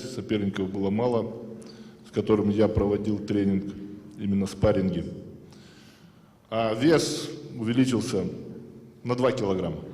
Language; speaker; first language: Russian; native; Russian